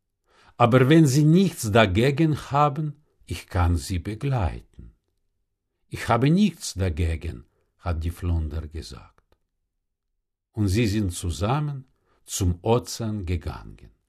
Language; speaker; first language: German; non-native, fluent; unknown